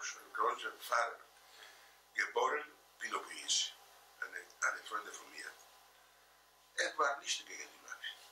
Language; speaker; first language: German; non-native, fluent; Italian